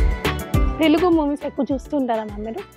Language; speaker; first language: Telugu; native; Telugu